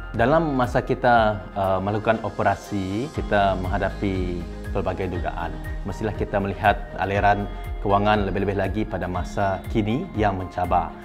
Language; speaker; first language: Malay; non-native, local second language; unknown